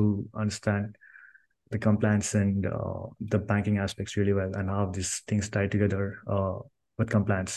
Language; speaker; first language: English; non-native, local second language; Kannada